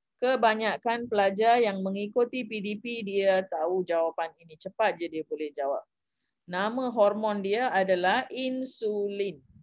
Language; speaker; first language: Malay; non-native, local second language; Tamil